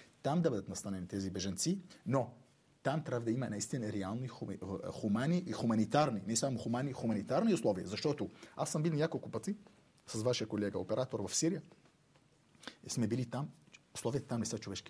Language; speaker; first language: Bulgarian; non-native, fluent; Arabic